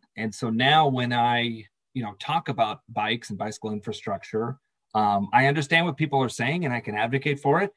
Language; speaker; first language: English; native; English